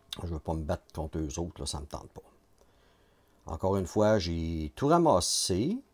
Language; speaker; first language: French; native; French